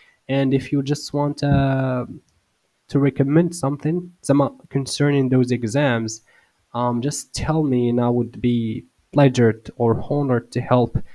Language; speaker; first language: English; non-native, learner; Arabic